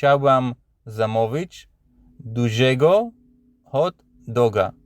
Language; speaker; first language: Polish; non-native, learner; English